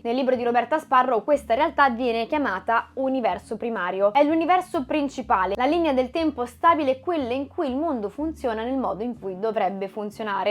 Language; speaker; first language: Italian; native; Italian